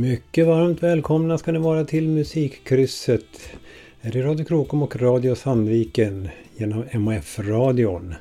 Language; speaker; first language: Swedish; native; Swedish